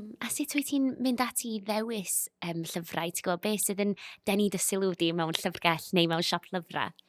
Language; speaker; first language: Welsh; non-native, local second language; English